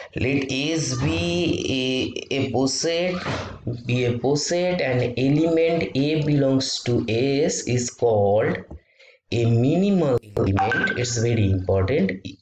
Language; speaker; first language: English; non-native, local second language; Bangla